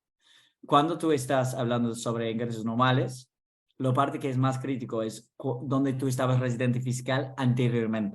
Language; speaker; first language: Spanish; non-native, fluent; English